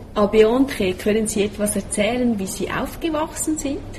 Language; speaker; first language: German; native; German